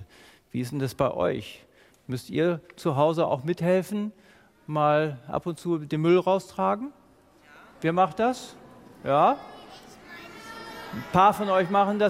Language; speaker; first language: German; native; German